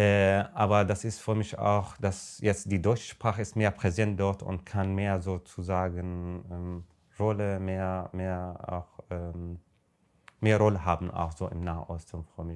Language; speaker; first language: German; non-native, fluent; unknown